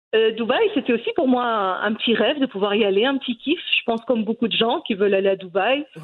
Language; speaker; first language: French; early bilingual, other home language; Riffian